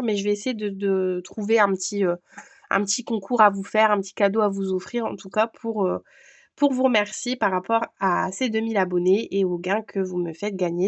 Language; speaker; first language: French; native; French